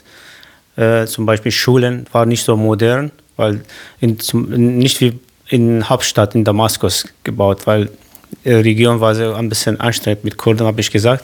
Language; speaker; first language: German; non-native, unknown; Kurdish